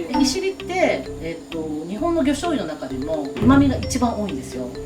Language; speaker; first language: Japanese; native; Japanese